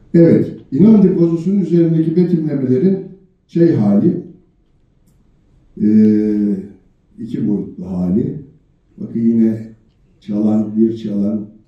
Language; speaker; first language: Turkish; native; Turkish